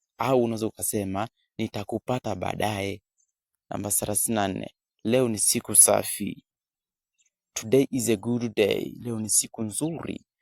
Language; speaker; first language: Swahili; native; Swahili